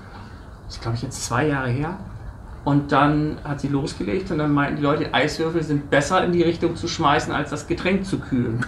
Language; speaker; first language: German; native; German